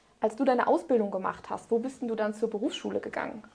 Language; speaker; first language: German; native; German